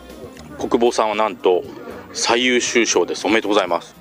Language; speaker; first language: Japanese; native; Japanese